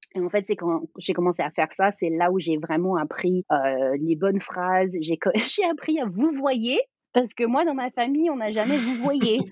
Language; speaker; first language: French; early bilingual, heritage; French